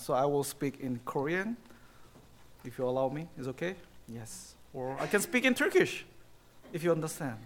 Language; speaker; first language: English; non-native, learner; Korean